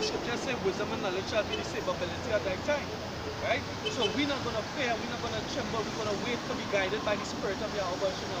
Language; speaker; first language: English; native; English